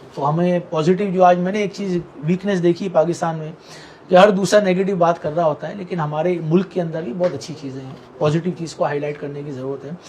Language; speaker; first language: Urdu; native; Urdu